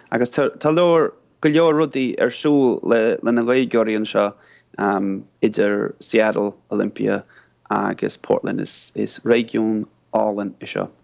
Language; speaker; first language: Irish; non-native, fluent; English